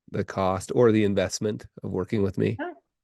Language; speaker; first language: English; native; English